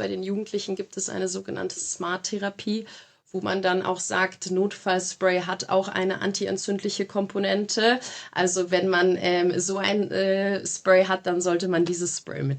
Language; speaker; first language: German; native; German